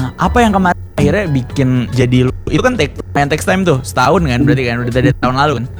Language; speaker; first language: Indonesian; native; Indonesian